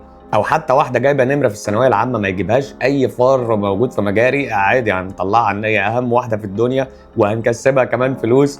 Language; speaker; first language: Arabic; native; Arabic